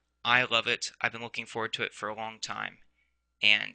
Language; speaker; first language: English; native; English